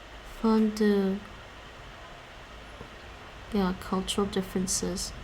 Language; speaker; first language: Dutch; non-native, learner; English